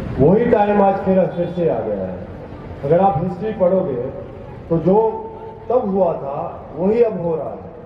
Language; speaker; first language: Hindi; non-native, local second language; Punjabi